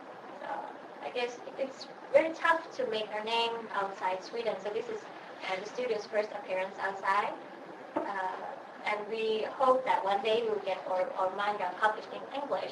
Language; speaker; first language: English; non-native, fluent; Swedish